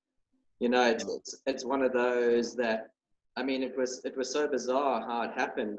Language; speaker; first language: English; native; English